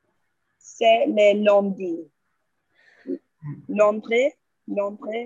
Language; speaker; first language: French; non-native, learner; Spanish